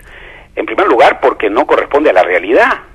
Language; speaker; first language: Spanish; native; Spanish